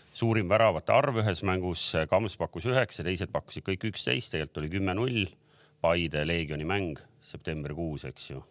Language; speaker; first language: Estonian; native; Estonian